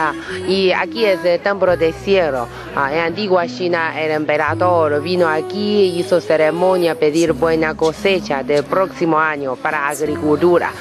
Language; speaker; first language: Portuguese; non-native, learner; Chinese